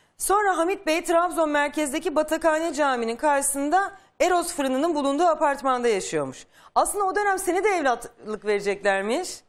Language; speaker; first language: Turkish; native; Turkish